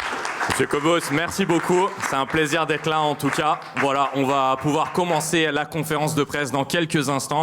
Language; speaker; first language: French; native; French